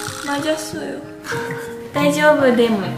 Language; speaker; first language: Korean; non-native, fluent; Japanese